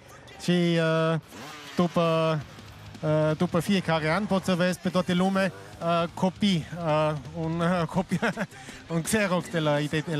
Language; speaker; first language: Romanian; non-native, learner; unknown